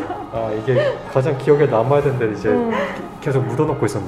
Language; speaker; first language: Korean; native; Korean